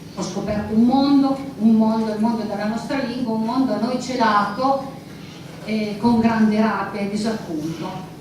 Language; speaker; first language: Italian; non-native, local second language; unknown